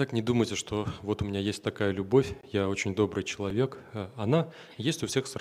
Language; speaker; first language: Russian; native; Russian